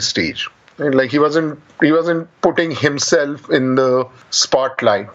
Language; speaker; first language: English; non-native, local second language; Marathi